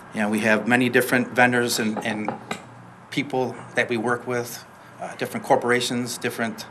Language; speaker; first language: English; native; English